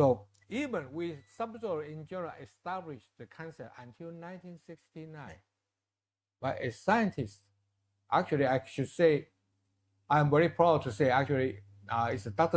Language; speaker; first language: English; non-native, fluent; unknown